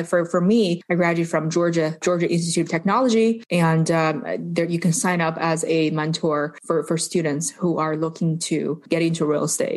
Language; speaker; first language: English; non-native, fluent; Chinese